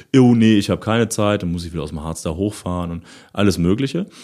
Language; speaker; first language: German; native; German